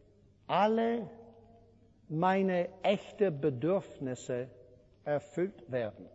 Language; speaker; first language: German; non-native, fluent; English